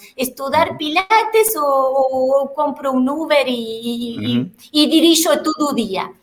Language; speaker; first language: Portuguese; non-native, learner; Spanish